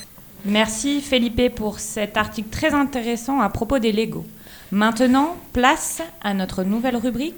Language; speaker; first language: French; non-native, learner; Spanish